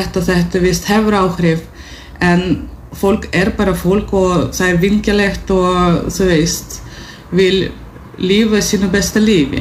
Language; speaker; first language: Icelandic; non-native, fluent; Russian